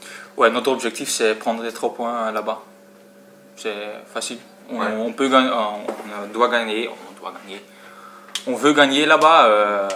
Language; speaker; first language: French; non-native, fluent; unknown